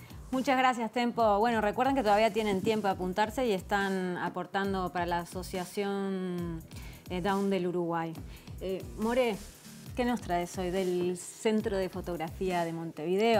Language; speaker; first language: Spanish; native; Spanish